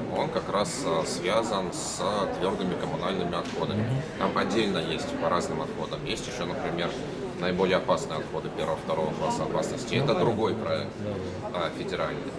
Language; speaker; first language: Russian; native; Russian